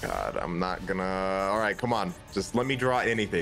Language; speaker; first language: English; native; English